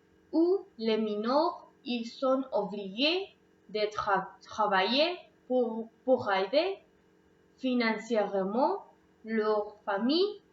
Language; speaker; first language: French; non-native, learner; Spanish